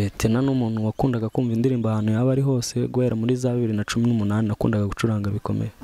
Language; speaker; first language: Kinyarwanda; early bilingual, heritage; Kinyarwanda